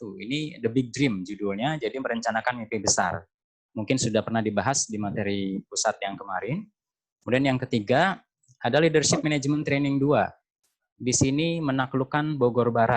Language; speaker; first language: Indonesian; native; Indonesian